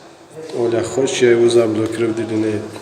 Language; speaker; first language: Russian; non-native, learner; Tajik